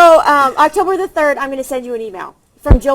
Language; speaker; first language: English; native; English